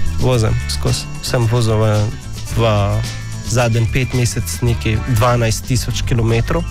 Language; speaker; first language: Slovenian; non-native, learner; Arabic